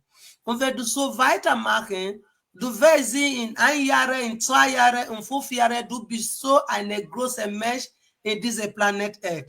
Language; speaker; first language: German; non-native, fluent; Igbo